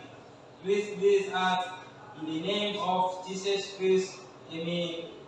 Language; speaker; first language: English; non-native, learner; Indonesian